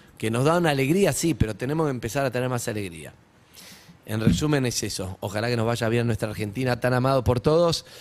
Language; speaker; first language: Spanish; native; Spanish